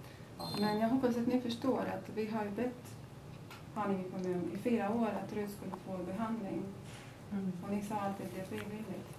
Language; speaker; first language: Swedish; non-native, fluent; Latvian